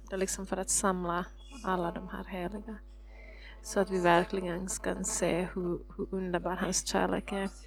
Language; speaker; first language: Swedish; non-native, fluent; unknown